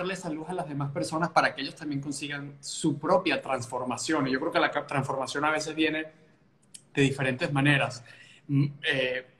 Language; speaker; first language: Spanish; native; Spanish